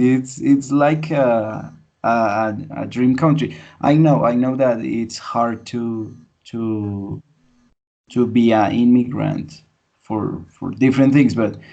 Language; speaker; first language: English; non-native, learner; Spanish